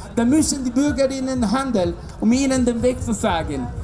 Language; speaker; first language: German; non-native, fluent; Italian